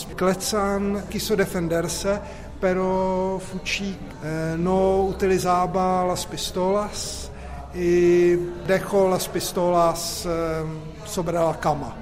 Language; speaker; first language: Spanish; non-native, fluent; Czech